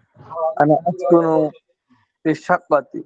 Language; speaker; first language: Arabic; non-native, learner; Bangla